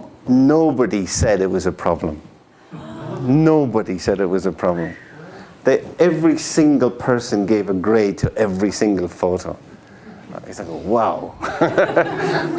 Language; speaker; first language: English; native; English